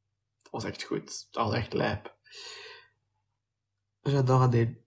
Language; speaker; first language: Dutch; non-native, local second language; French